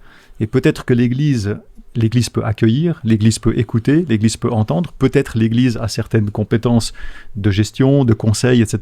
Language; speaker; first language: French; native; French